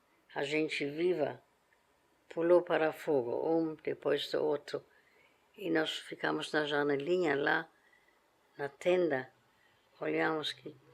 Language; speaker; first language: Portuguese; non-native, fluent; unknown